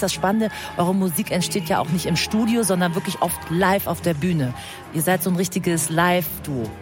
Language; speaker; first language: German; early bilingual, other home language; Persian